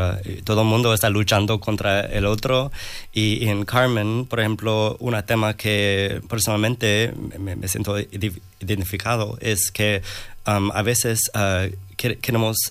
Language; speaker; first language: Spanish; non-native, learner; English